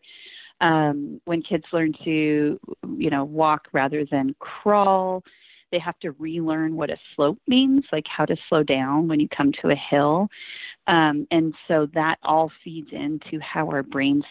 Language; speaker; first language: English; native; English